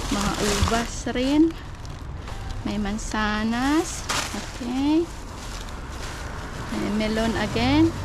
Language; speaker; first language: Filipino; native; Filipino